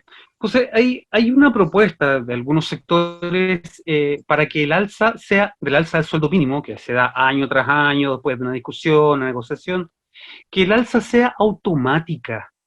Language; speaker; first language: Spanish; native; Spanish